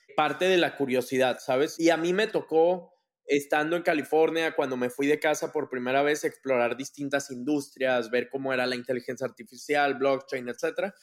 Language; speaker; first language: Spanish; native; Spanish